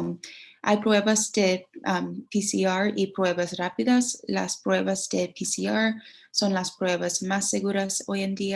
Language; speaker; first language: Spanish; non-native, learner; English